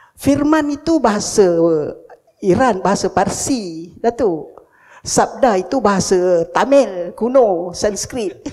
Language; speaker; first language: Malay; native; Malay